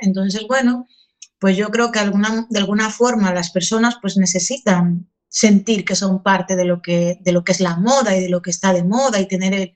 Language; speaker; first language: Spanish; native; Spanish